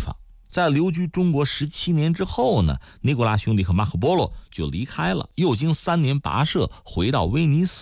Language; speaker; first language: Chinese; native; Chinese